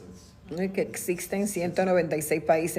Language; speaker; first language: Spanish; native; Spanish